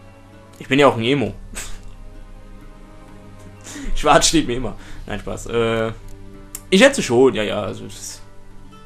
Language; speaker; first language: German; native; German